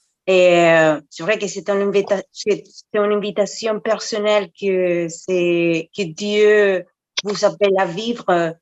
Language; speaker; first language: French; non-native, fluent; Spanish